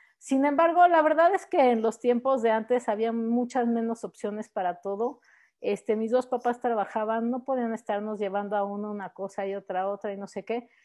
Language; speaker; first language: Spanish; native; Spanish